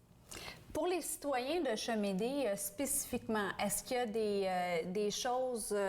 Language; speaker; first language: French; native; French